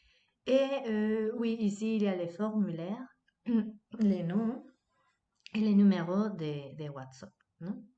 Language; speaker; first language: French; non-native, fluent; Spanish